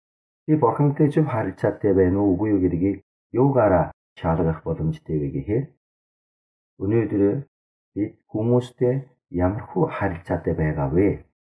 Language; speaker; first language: Mongolian; non-native, fluent; Korean